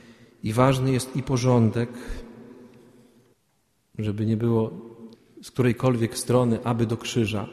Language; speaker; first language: Polish; native; Polish